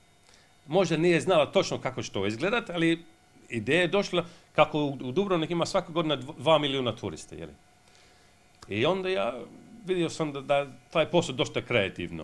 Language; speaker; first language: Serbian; non-native, fluent; English